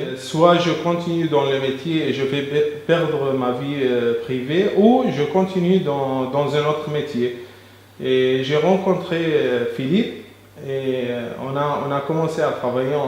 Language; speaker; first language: French; non-native, fluent; Arabic